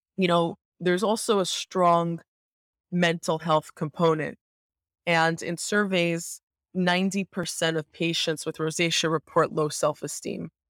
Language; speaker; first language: English; native; English